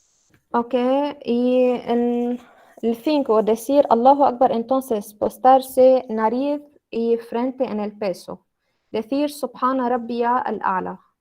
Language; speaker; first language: Spanish; non-native, learner; Arabic